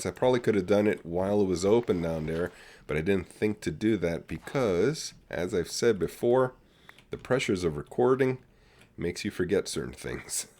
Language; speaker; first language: English; native; English